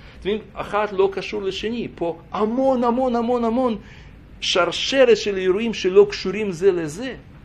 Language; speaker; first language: Hebrew; non-native, fluent; Russian